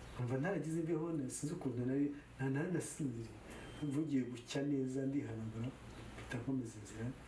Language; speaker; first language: Kinyarwanda; native; Kinyarwanda